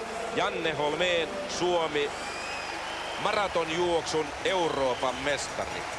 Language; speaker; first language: Finnish; native; Finnish